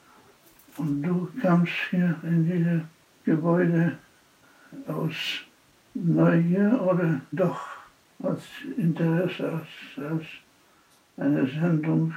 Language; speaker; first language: German; non-native, fluent; Polish